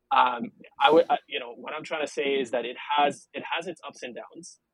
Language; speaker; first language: English; non-native, fluent; Arabic